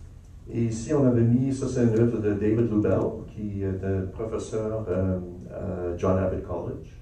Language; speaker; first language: French; non-native, local second language; English